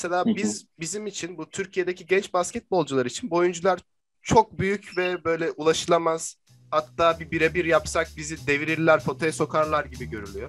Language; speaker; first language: Turkish; native; Turkish